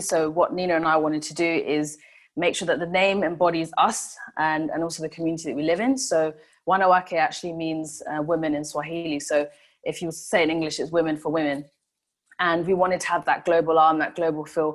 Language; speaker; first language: English; non-native, local second language; Swahili